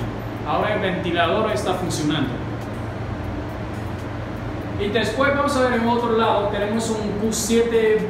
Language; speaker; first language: Spanish; non-native, learner; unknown